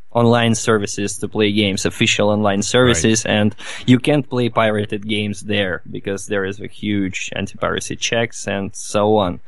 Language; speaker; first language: English; non-native, fluent; Russian